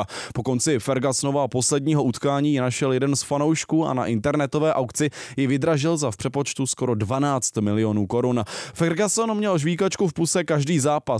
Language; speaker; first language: Czech; native; Czech